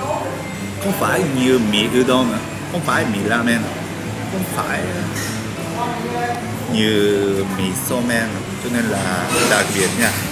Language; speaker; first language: Vietnamese; non-native, learner; Japanese